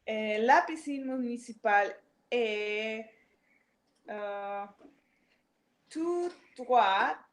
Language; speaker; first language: French; non-native, learner; English